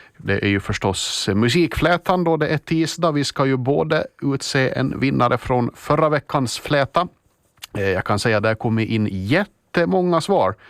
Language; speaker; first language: Swedish; native; Swedish